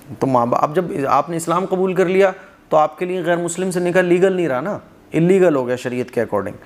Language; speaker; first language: Urdu; native; Urdu